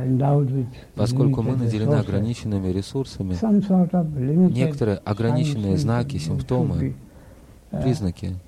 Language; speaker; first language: Russian; native; Russian